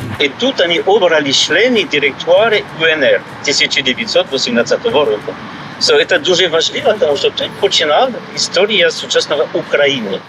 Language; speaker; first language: Ukrainian; non-native, learner; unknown